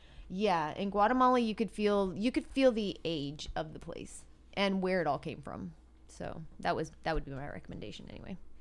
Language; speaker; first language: English; native; English